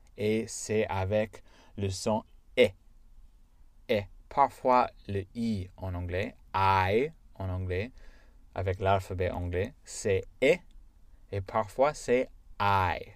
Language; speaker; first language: French; non-native, fluent; English